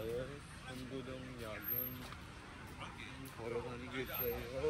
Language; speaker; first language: Korean; non-native, learner; Urdu